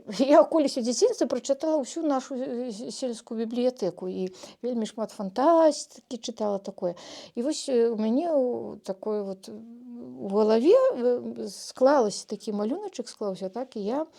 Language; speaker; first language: Belarusian; native; Belarusian